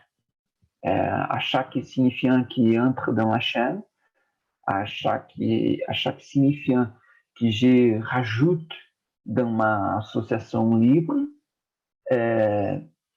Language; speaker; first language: French; non-native, fluent; Portuguese